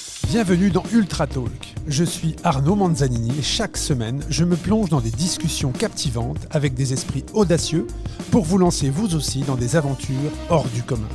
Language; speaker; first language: French; native; French